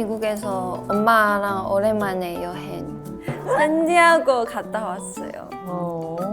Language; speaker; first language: Korean; non-native, fluent; Chinese